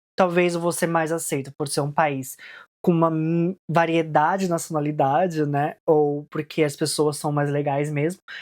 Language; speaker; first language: Portuguese; early bilingual, heritage; Portuguese